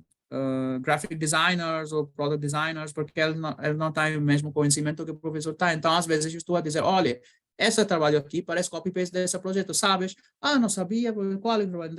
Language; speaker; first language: Portuguese; non-native, learner; Bangla